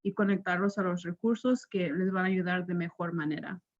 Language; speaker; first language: Spanish; early bilingual, other home language; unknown